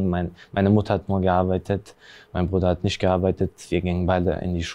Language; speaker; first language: German; early bilingual, other home language; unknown